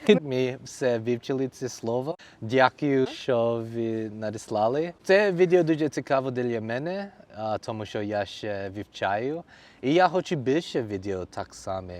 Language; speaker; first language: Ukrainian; non-native, learner; English